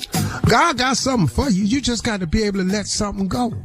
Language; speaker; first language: English; native; English